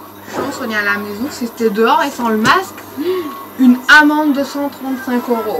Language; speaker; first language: French; non-native, local second language; Morisyen